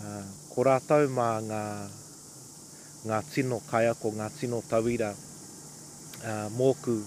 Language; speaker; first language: Māori; non-native, local second language; English